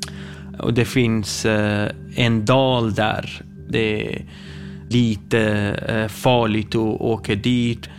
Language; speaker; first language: Swedish; non-native, fluent; Kurdish